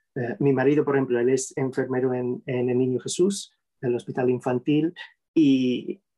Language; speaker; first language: Spanish; non-native, fluent; English